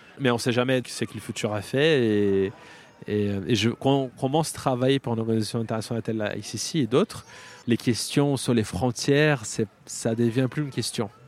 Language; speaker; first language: French; non-native, fluent; Portuguese